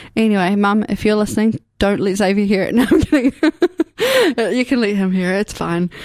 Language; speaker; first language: English; native; English